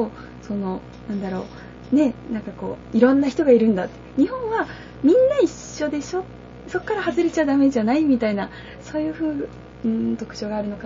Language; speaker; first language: Japanese; native; Japanese